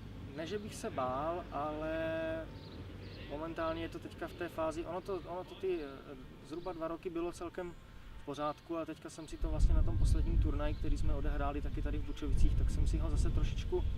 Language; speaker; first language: Czech; native; Czech